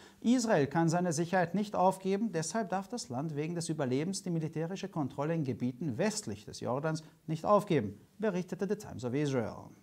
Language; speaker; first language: German; non-native, fluent; Hungarian